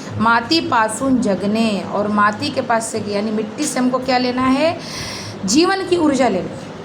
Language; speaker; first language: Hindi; native; Hindi